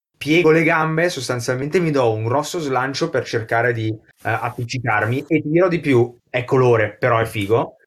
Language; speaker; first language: Italian; native; Italian